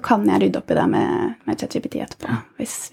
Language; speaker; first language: Norwegian; native; Norwegian